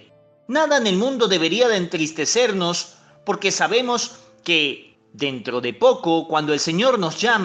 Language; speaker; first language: Spanish; native; Spanish